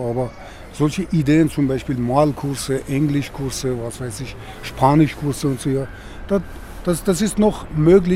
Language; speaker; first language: German; non-native, fluent; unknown